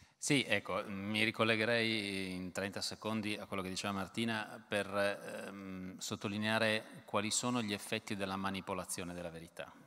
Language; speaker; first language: Italian; native; Italian